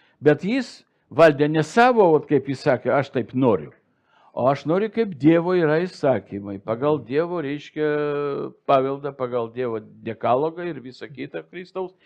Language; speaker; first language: Lithuanian; non-native, local second language; Russian